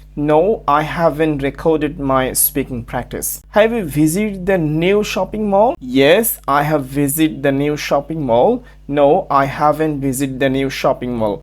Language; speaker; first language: English; non-native, local second language; Bangla